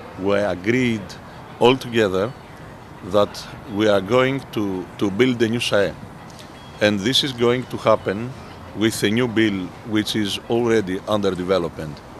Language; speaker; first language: English; non-native, fluent; Greek